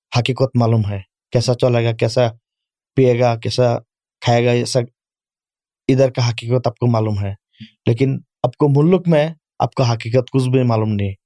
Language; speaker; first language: Urdu; non-native, learner; Bangla